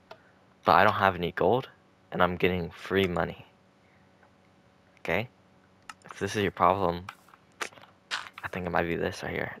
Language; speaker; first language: English; native; English